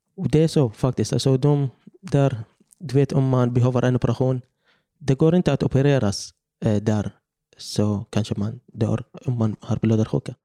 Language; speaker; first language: Swedish; non-native, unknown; Arabic